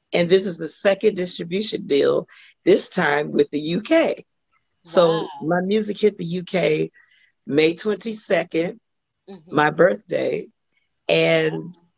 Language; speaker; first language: English; native; English